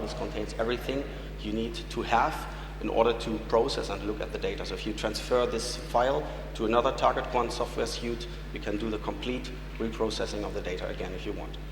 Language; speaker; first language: English; non-native, fluent; German